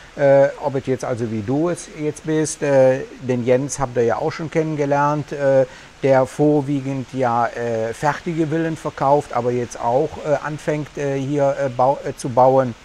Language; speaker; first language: German; native; German